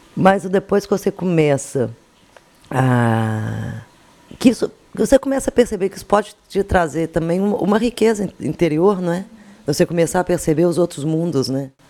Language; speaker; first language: Portuguese; native; Portuguese